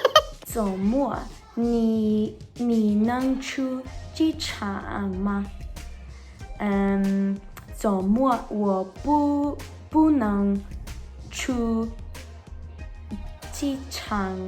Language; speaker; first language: Chinese; non-native, learner; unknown